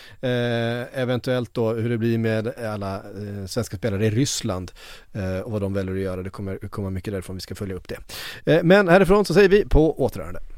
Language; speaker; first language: Swedish; native; Swedish